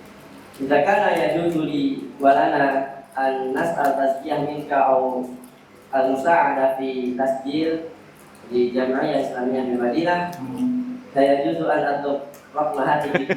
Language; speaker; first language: Arabic; non-native, learner; Indonesian